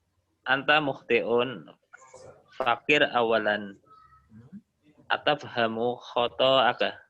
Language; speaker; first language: Arabic; non-native, learner; Indonesian